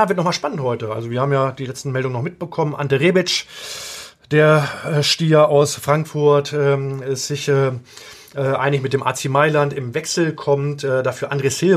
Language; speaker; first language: German; native; German